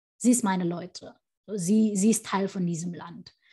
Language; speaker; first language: German; non-native, fluent; Indonesian